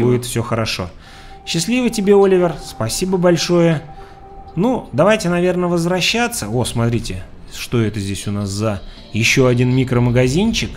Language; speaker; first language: Russian; native; Russian